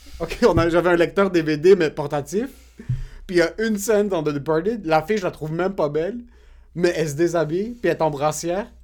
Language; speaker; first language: French; native; French